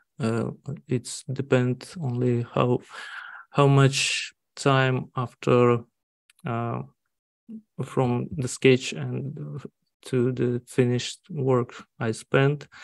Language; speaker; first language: English; non-native, learner; Russian